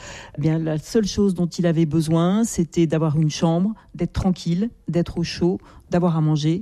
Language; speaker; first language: French; native; French